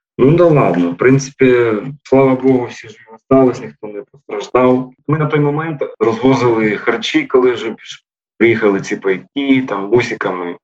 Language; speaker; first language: Ukrainian; native; Ukrainian